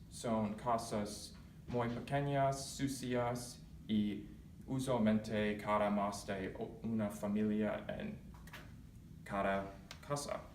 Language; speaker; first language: Spanish; non-native, learner; English